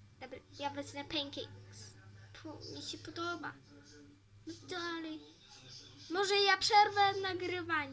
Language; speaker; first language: Polish; early bilingual, heritage; Polish